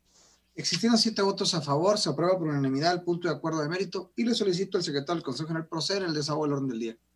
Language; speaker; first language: Spanish; native; Spanish